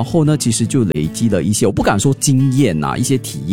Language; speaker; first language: Chinese; native; Chinese